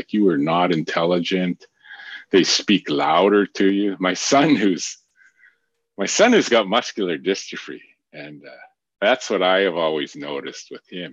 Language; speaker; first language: English; native; English